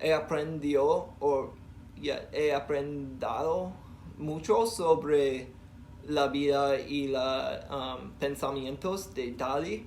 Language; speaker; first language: Spanish; non-native, learner; English